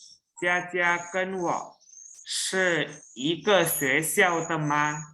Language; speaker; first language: Chinese; non-native, local second language; Indonesian